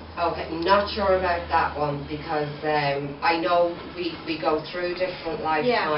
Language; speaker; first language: English; native; English